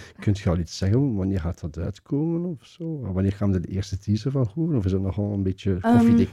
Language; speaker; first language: Dutch; native; Dutch